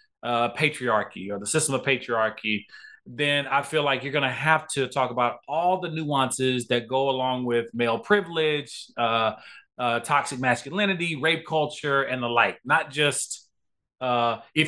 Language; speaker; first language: English; native; English